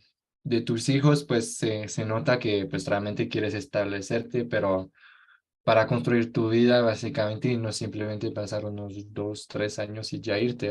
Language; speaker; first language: Spanish; non-native, fluent; French